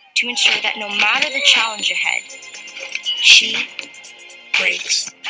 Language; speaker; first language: English; native; English